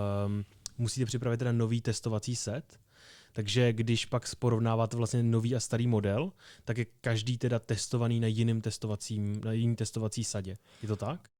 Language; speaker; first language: Czech; native; Czech